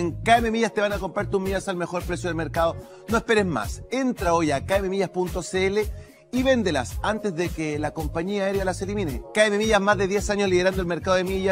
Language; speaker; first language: Spanish; native; Spanish